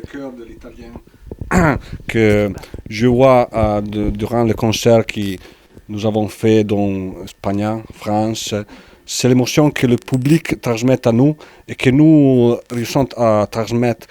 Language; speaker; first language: French; non-native, learner; Italian